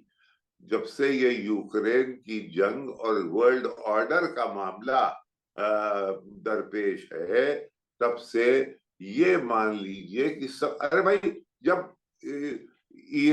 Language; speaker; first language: Hindi; native; Hindi